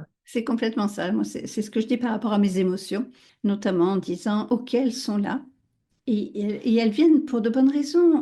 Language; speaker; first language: French; native; French